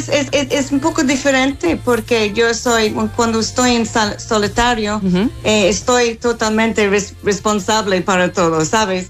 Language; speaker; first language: Spanish; non-native, fluent; English